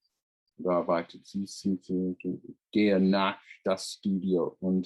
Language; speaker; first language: German; non-native, fluent; English